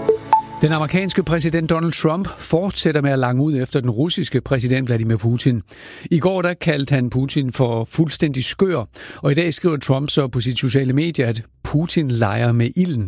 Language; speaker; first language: Danish; native; Danish